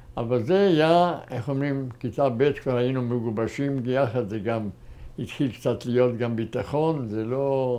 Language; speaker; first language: Hebrew; non-native, fluent; German